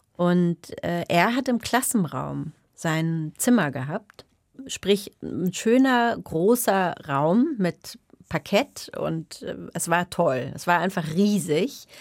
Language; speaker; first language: German; native; German